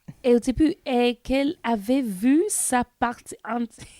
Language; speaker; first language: French; non-native, learner; English